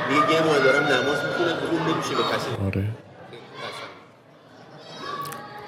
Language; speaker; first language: Persian; native; Persian